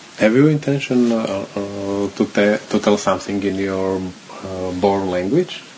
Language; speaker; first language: English; non-native, learner; Slovak